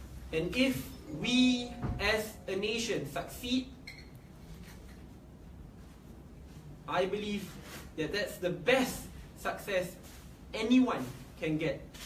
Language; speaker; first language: English; non-native, local second language; Malay